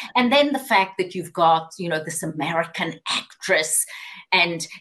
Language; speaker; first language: English; native; English